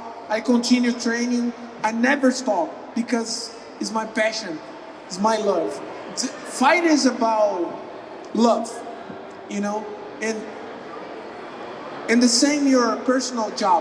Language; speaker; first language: English; non-native, learner; Portuguese